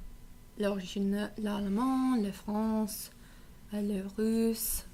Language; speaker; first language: French; non-native, learner; English